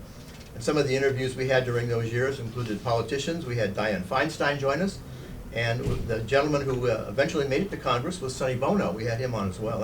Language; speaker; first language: English; native; English